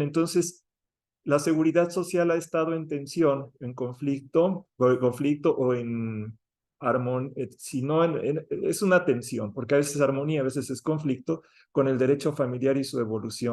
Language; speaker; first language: Spanish; native; Spanish